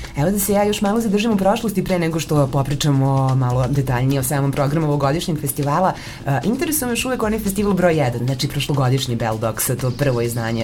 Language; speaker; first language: Serbian; native; Serbian